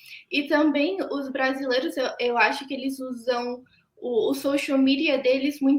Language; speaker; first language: Portuguese; early bilingual, heritage; Portuguese